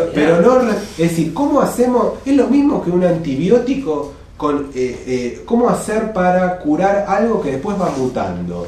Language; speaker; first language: Spanish; native; Spanish